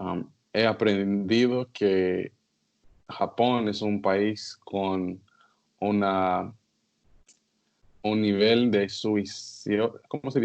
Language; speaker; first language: Spanish; non-native, learner; English